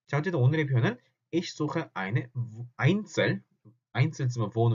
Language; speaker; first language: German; non-native, fluent; Korean